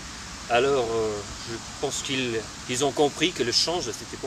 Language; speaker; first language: French; non-native, fluent; Spanish